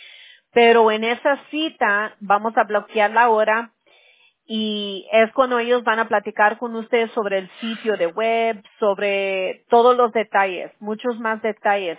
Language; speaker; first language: Spanish; non-native, local second language; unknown